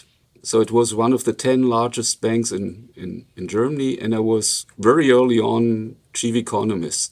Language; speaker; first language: English; non-native, fluent; Luxembourgish